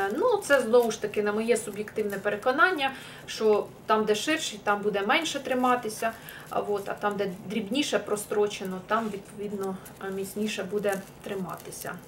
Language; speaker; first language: Ukrainian; non-native, local second language; Russian